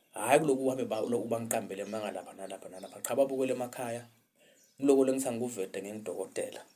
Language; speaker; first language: Zulu; non-native, local second language; Swati